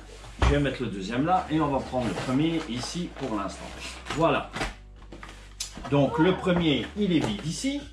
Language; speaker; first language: French; native; French